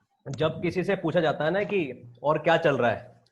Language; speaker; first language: Hindi; native; Hindi